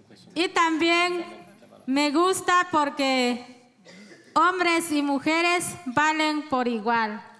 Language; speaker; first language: Spanish; non-native, local second language; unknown